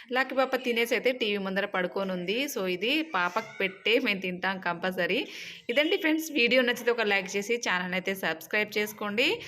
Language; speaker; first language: Telugu; non-native, local second language; Lambadi